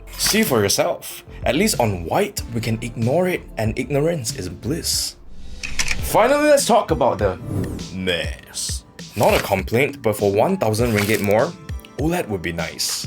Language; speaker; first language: English; native; English